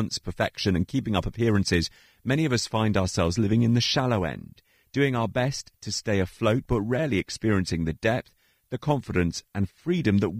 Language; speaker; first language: English; native; English